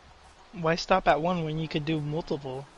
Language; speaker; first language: English; native; English